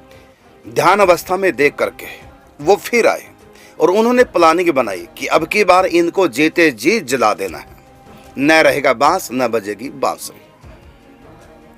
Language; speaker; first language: Hindi; native; Hindi